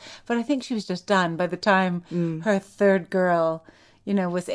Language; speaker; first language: English; native; English